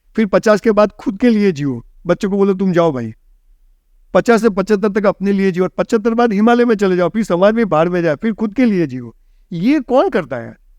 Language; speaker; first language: Hindi; non-native, local second language; Gujarati